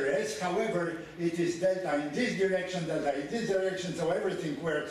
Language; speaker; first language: English; non-native, fluent; Polish